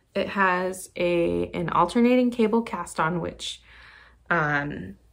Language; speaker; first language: English; native; English